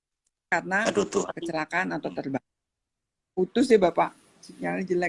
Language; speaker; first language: Indonesian; native; Indonesian